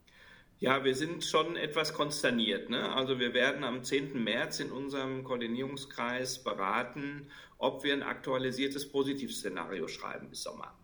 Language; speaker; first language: German; native; German